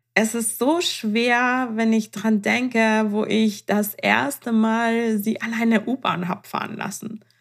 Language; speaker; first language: German; non-native, fluent; Persian